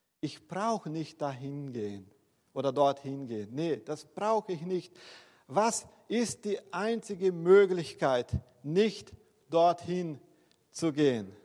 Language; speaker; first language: German; non-native, fluent; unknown